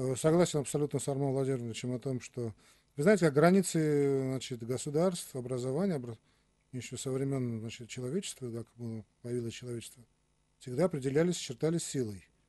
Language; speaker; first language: Russian; non-native, local second language; Armenian